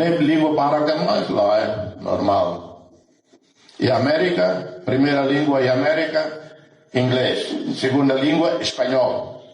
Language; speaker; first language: Portuguese; non-native, local second language; Tetum